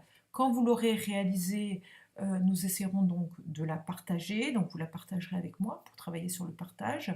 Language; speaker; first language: French; native; French